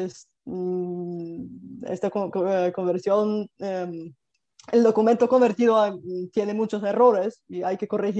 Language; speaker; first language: Spanish; non-native, fluent; Bulgarian